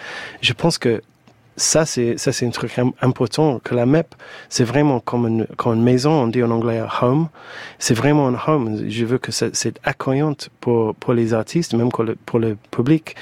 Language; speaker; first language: French; non-native, fluent; English